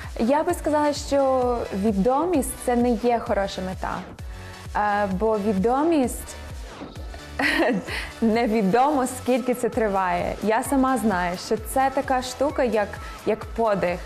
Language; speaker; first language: Ukrainian; non-native, fluent; English